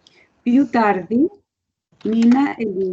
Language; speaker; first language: Italian; non-native, learner; Spanish